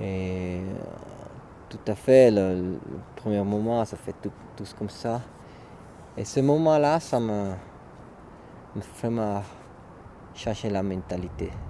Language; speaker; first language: French; non-native, local second language; German